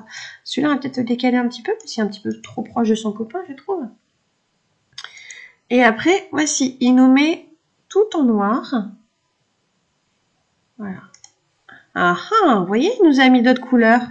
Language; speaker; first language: French; native; French